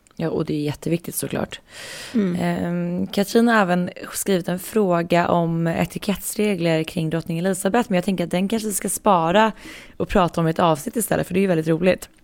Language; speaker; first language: Swedish; native; Swedish